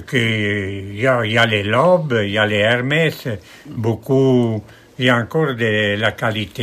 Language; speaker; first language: French; non-native, fluent; Italian